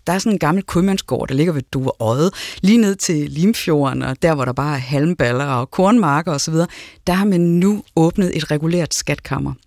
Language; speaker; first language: Danish; native; Danish